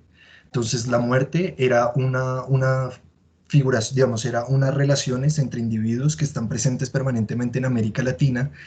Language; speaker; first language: Spanish; native; Spanish